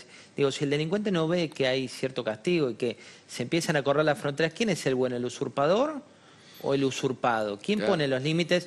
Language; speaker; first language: Spanish; native; Spanish